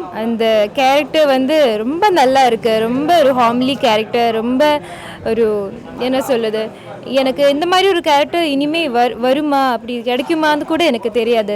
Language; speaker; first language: Tamil; non-native, fluent; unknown